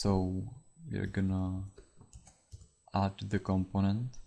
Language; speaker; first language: English; non-native, fluent; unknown